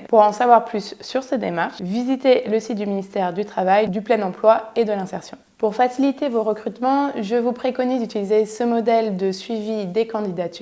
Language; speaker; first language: French; native; French